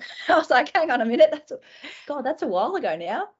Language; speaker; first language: English; native; English